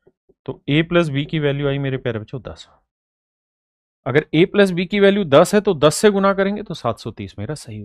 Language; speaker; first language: Hindi; native; Hindi